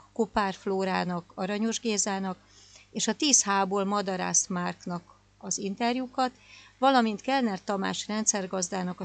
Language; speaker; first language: Hungarian; native; Hungarian